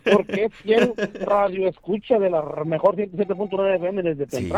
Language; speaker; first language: Spanish; native; Spanish